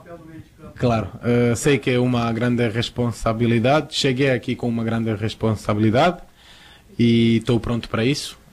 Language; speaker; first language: Portuguese; non-native, fluent; Croatian